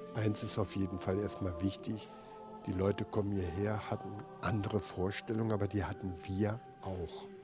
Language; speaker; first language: German; native; German